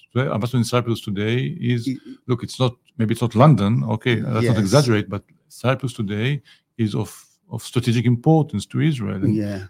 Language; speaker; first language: English; non-native, fluent; Hebrew